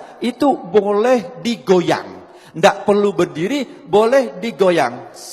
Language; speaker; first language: Indonesian; non-native, local second language; Javanese